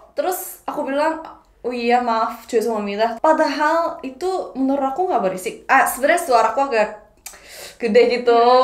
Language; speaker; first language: Indonesian; non-native, fluent; Korean